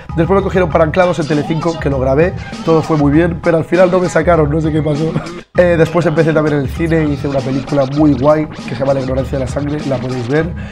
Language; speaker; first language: Spanish; early bilingual, other home language; Arabic